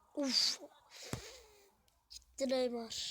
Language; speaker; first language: Turkish; native; Turkish